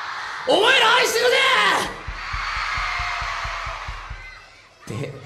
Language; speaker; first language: Japanese; native; Japanese